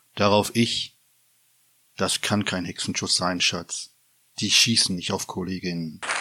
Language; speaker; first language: German; native; German